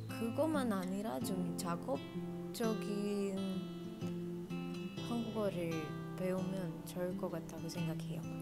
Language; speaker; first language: Korean; non-native, fluent; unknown